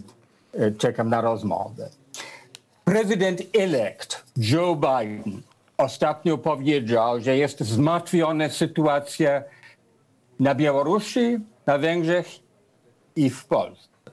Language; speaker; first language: Polish; non-native, fluent; English